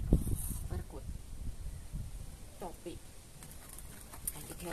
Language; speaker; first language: Dutch; non-native, learner; Indonesian